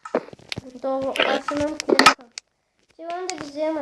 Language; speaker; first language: Bulgarian; native; Bulgarian